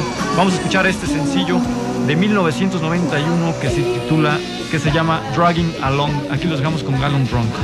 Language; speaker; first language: Spanish; native; Spanish